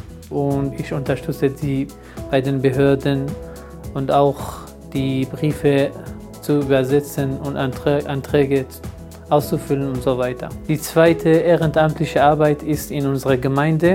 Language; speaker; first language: German; non-native, fluent; Persian